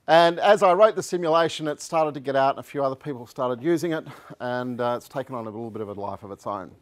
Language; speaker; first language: English; native; English